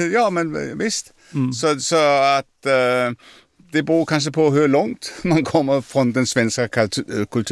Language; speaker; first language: Swedish; non-native, fluent; French